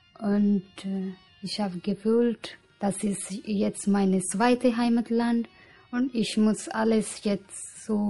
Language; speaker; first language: German; non-native, learner; Punjabi